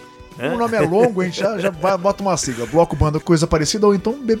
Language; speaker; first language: Portuguese; native; Portuguese